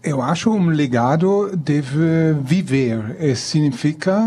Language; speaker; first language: Portuguese; non-native, fluent; German